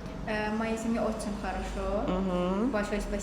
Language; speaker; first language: Russian; non-native, learner; Azerbaijani